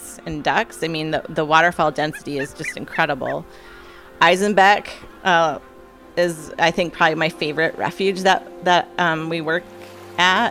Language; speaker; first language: English; native; English